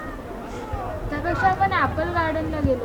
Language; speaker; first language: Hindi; non-native, local second language; Marathi